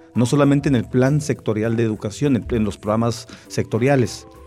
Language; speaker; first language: Spanish; non-native, local second language; Tzeltal